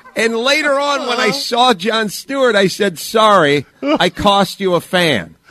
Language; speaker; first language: English; native; English